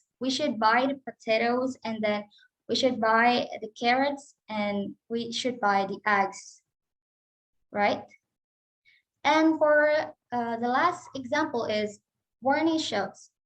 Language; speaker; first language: English; non-native, learner; Indonesian